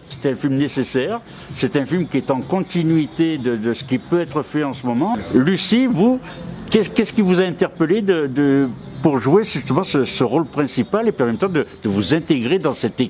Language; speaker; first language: French; native; French